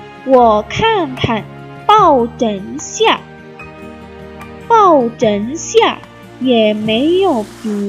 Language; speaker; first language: Chinese; non-native, fluent; Indonesian